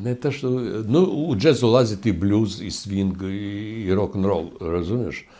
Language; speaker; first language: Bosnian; non-native, learner; Russian